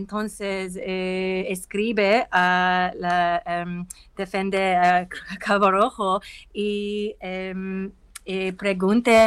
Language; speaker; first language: Spanish; non-native, learner; English